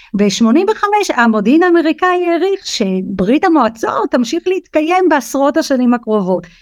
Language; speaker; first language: Hebrew; early bilingual, other home language; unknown